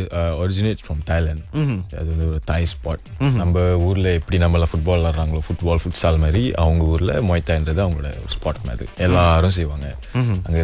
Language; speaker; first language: Tamil; early bilingual, heritage; Tamil